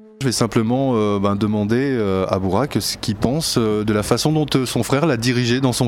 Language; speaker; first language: French; native; French